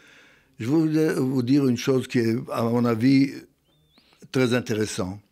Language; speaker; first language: French; non-native, fluent; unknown